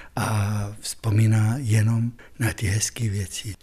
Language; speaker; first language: Czech; non-native, fluent; Arabic